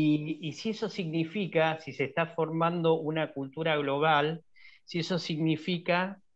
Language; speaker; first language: Spanish; native; Spanish